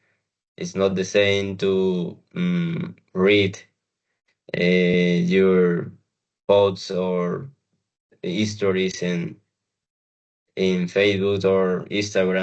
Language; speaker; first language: English; non-native, learner; Spanish